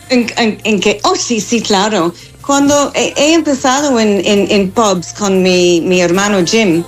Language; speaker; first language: Spanish; non-native, fluent; English